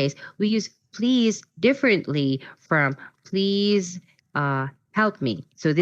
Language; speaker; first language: English; non-native, fluent; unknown